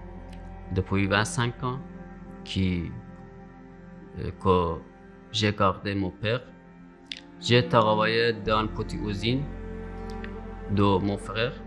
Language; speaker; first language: French; non-native, learner; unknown